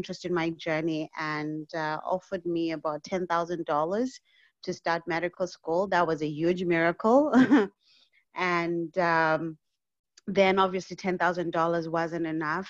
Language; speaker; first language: English; non-native, local second language; North Ndebele